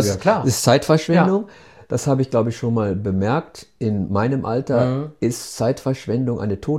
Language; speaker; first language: German; native; German